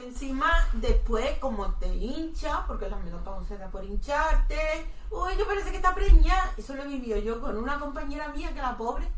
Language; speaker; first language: Spanish; native; Spanish